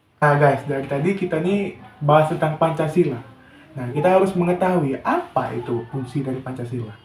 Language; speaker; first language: Indonesian; non-native, local second language; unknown